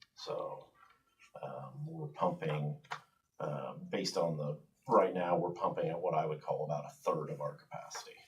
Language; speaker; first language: English; native; English